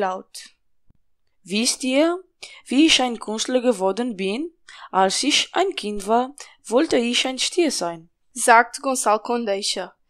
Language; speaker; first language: German; non-native, learner; Portuguese